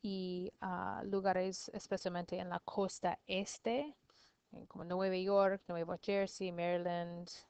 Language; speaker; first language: Spanish; non-native, learner; English